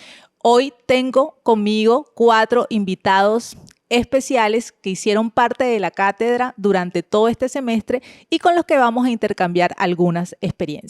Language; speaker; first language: Spanish; native; Spanish